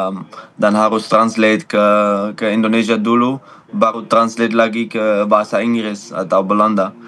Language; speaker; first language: Indonesian; non-native, learner; Dutch